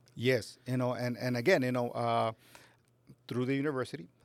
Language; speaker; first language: English; native; English